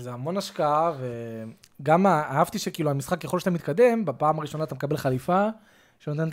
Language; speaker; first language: Hebrew; native; Hebrew